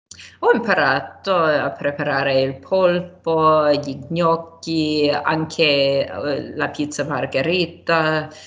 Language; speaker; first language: Italian; non-native, fluent; English